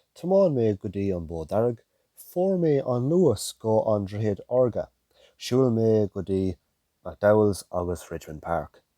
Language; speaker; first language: Irish; non-native, local second language; English